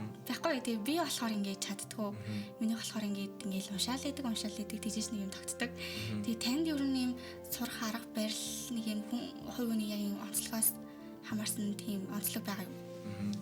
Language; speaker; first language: Mongolian; native; Mongolian